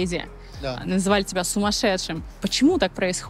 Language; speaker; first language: Russian; native; Russian